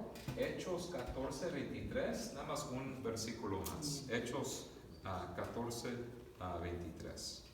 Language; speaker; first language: Spanish; early bilingual, other home language; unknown